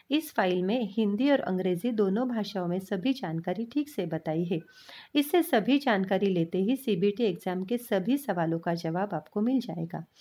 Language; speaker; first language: Hindi; non-native, local second language; Marathi